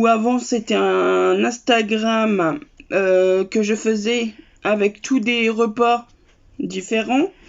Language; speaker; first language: French; native; French